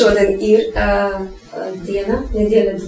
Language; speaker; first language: Latvian; non-native, learner; Russian